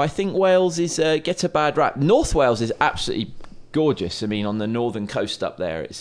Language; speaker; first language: English; native; English